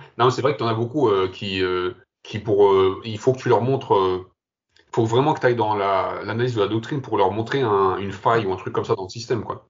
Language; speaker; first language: French; early bilingual, other home language; Kabyle